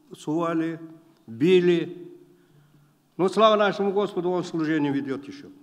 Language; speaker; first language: Russian; non-native, local second language; Uzbek